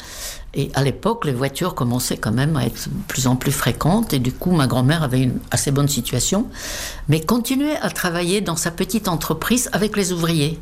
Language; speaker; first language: French; non-native, fluent; Czech